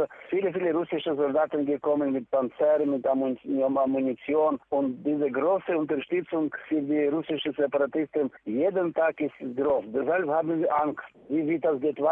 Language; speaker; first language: German; non-native, learner; Ukrainian